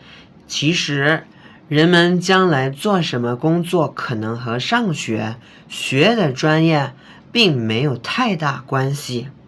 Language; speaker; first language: Chinese; non-native, fluent; Indonesian